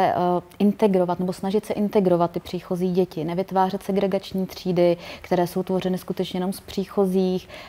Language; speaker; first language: Czech; native; Czech